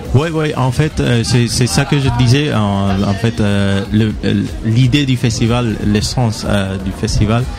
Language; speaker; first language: French; non-native, local second language; Mandingo